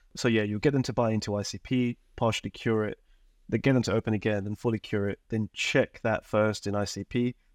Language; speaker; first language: English; native; English